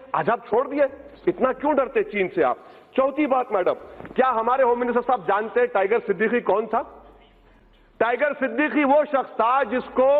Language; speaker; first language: Urdu; native; Urdu